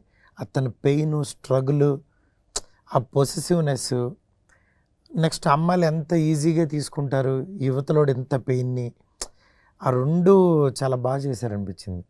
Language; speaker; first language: Telugu; native; Telugu